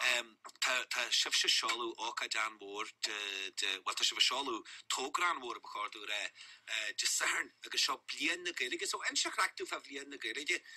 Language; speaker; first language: Irish; native; Irish